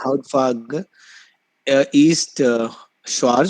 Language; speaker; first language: German; non-native, learner; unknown